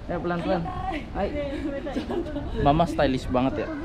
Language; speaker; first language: Indonesian; native; Indonesian